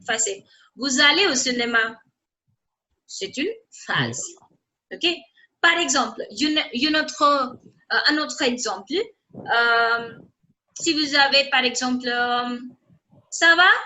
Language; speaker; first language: French; non-native, fluent; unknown